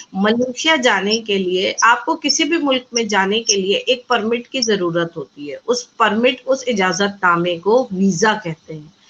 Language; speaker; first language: Urdu; native; Urdu